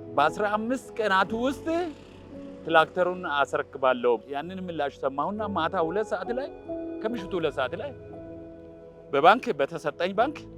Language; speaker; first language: Amharic; non-native, local second language; Wolaytta